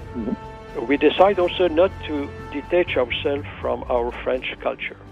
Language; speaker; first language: English; non-native, fluent; Arabic